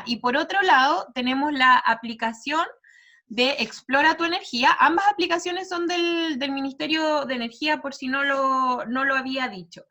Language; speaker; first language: Spanish; native; Spanish